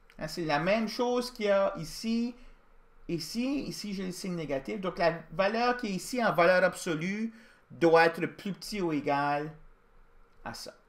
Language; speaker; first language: French; native; French